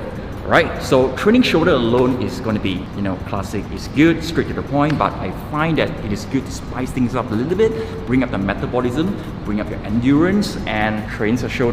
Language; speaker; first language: English; non-native, local second language; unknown